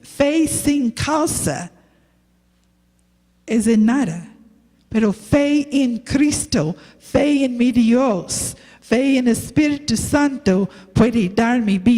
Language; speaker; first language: Spanish; non-native, learner; English